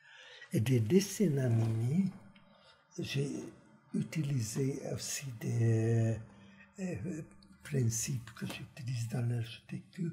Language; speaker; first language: French; non-native, fluent; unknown